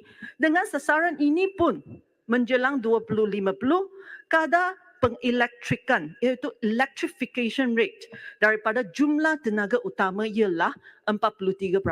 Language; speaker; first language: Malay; non-native, local second language; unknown